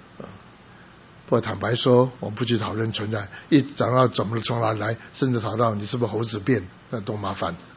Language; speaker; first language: Chinese; non-native, local second language; Cantonese